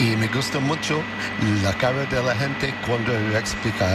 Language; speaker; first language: Spanish; non-native, learner; English